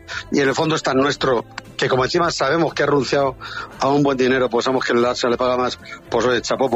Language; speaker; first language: Spanish; native; Spanish